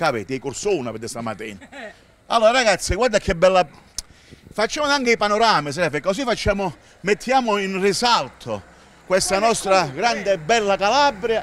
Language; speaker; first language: Italian; native; Italian